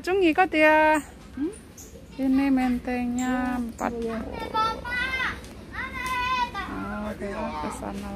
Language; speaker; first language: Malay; non-native, local second language; Javanese